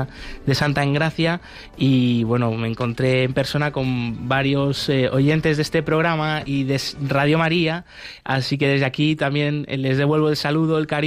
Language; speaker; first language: Spanish; native; Spanish